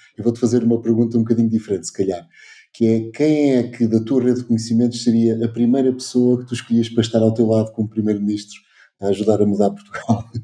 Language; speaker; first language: Portuguese; native; Portuguese